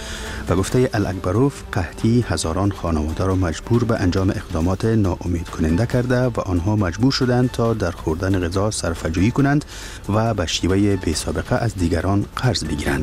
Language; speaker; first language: Persian; native; Persian